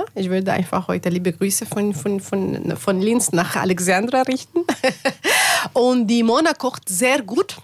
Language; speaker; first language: German; non-native, learner; Arabic